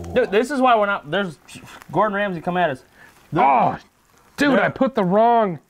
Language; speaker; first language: English; native; English